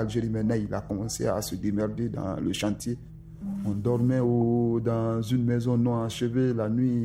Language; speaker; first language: French; non-native, local second language; Susu